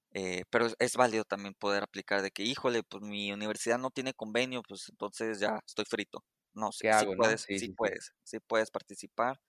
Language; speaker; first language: Spanish; native; Spanish